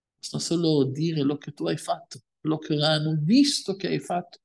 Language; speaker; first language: Italian; non-native, fluent; Spanish